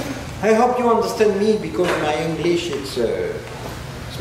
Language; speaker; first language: English; non-native, learner; French